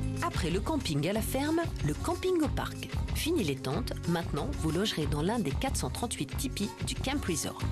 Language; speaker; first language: French; native; French